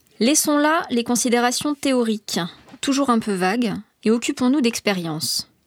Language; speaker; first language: French; native; French